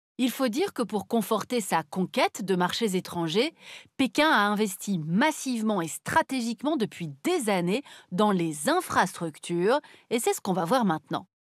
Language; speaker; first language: French; native; French